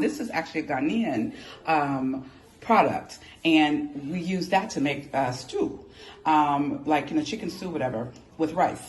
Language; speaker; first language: English; native; English